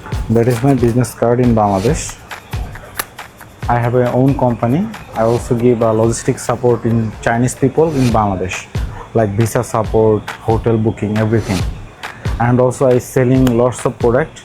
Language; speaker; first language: English; non-native, learner; Bangla